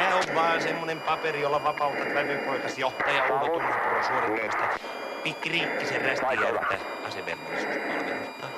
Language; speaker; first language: Finnish; native; Finnish